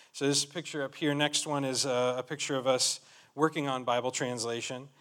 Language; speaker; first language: English; native; English